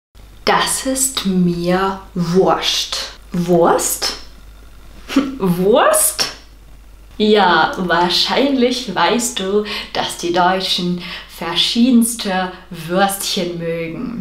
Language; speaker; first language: German; non-native, fluent; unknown